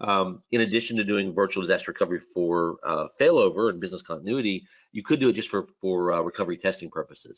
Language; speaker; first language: English; native; English